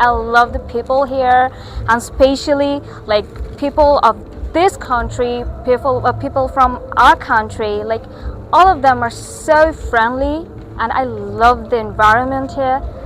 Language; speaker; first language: English; non-native, local second language; Bangla